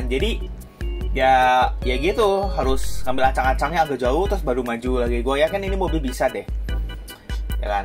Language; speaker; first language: Indonesian; native; Indonesian